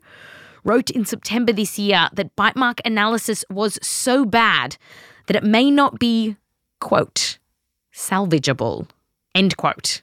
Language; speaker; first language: English; native; English